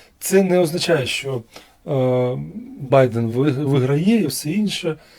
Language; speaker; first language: Ukrainian; non-native, local second language; Russian